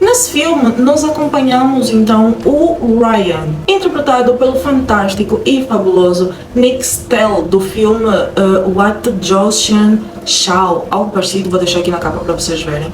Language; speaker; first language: Portuguese; native; Portuguese